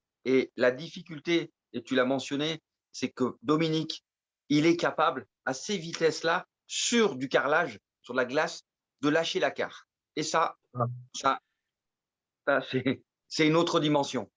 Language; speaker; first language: French; native; French